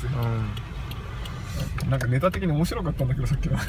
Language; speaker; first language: Japanese; native; Japanese